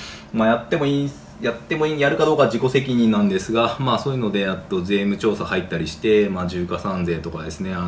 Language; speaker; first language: Japanese; native; Japanese